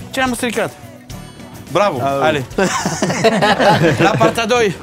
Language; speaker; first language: Romanian; non-native, learner; French